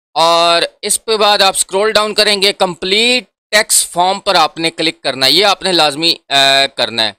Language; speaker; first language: Urdu; non-native, local second language; Punjabi